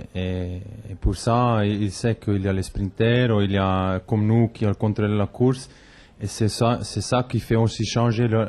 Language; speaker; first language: French; non-native, local second language; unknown